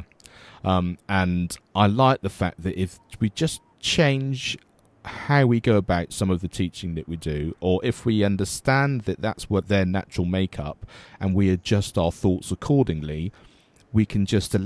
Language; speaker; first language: English; native; English